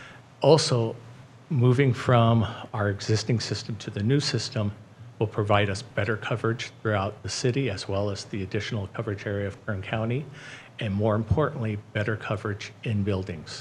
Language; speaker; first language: English; native; English